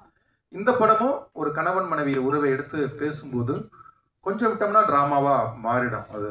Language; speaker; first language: Tamil; native; Tamil